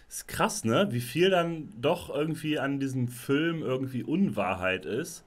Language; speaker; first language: German; native; German